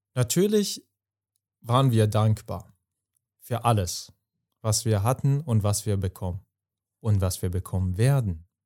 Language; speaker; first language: German; non-native, fluent; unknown